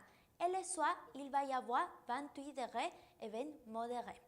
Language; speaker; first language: French; non-native, learner; Spanish